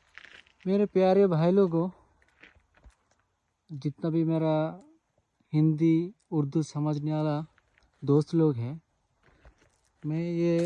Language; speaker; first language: Hindi; non-native, fluent; Bangla